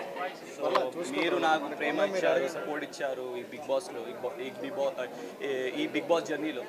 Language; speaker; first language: Telugu; non-native, learner; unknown